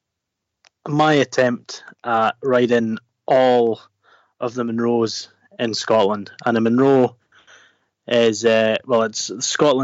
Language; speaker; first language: English; native; English